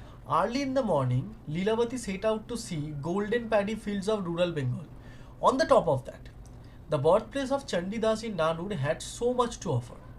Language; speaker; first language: English; non-native, local second language; Bangla